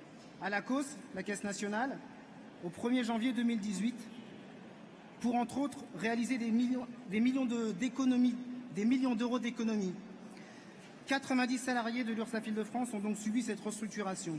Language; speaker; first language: French; native; French